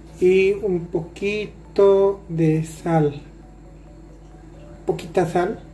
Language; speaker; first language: Spanish; non-native, fluent; Hindi